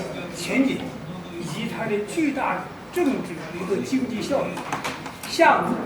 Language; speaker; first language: Chinese; native; Chinese